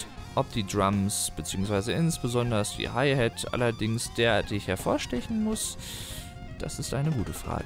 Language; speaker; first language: German; native; German